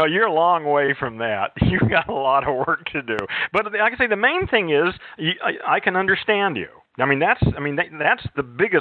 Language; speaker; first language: English; native; English